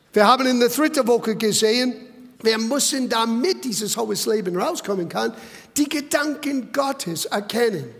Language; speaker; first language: German; non-native, fluent; English